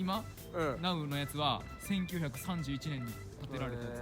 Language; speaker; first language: Japanese; native; Japanese